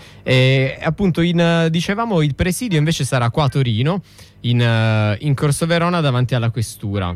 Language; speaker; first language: Italian; native; Italian